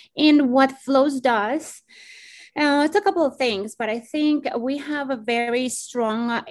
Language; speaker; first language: English; non-native, fluent; Spanish